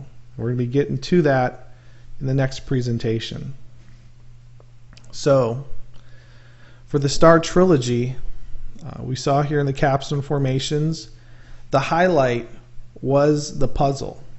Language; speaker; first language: English; native; English